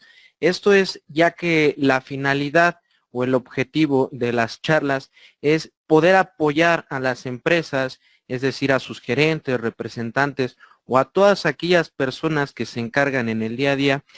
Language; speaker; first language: Spanish; native; Spanish